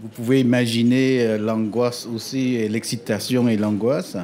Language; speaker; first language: French; non-native, fluent; Khmer